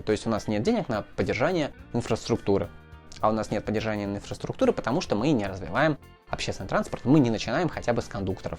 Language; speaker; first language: Russian; native; Russian